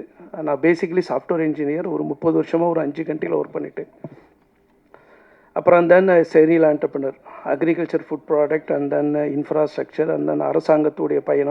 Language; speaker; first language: Tamil; native; Tamil